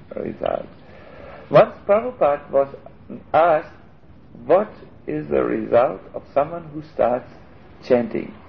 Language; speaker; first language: English; non-native, fluent; German